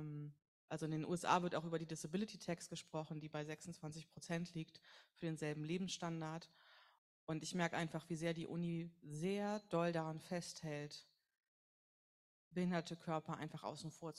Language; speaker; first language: German; native; German